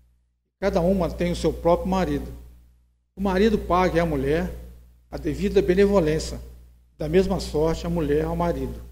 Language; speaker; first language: Portuguese; native; Portuguese